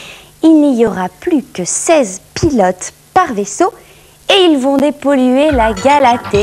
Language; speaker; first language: French; native; French